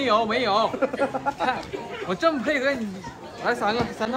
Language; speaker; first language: Chinese; native; Chinese